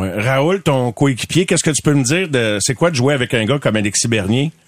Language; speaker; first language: French; native; French